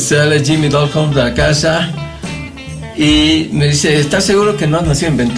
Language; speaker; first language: Spanish; native; Spanish